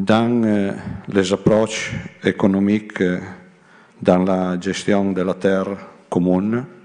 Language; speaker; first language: French; non-native, learner; Italian